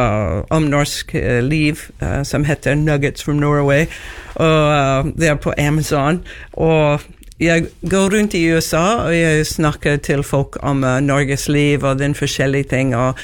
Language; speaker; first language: Norwegian; non-native, learner; English